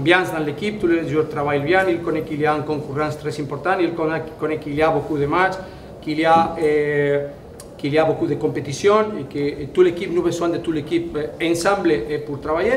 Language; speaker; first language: French; non-native, fluent; Spanish